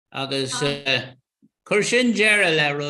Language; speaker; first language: Irish; non-native, local second language; English